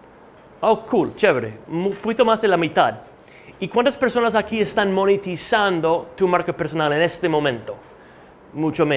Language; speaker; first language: Spanish; non-native, fluent; English